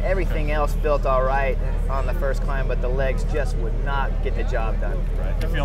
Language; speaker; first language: English; native; English